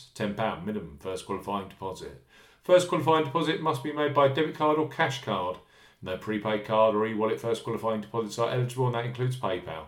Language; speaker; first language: English; native; English